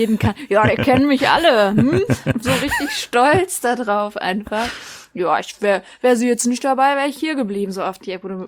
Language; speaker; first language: German; native; German